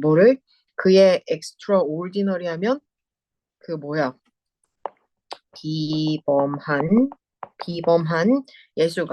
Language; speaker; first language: Korean; native; Korean